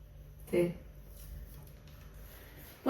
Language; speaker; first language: Spanish; non-native, fluent; English